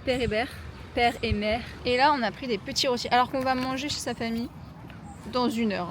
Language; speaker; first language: French; native; French